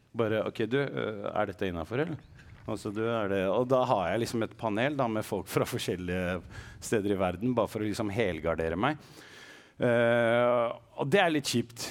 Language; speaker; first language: Norwegian; early bilingual, other home language; Arabic